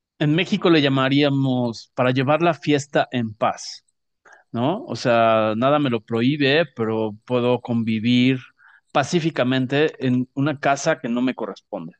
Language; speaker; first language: Spanish; native; Spanish